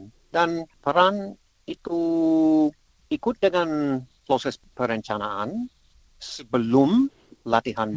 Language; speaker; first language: Indonesian; non-native, learner; English